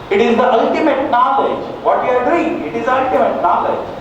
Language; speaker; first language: English; non-native, local second language; Gujarati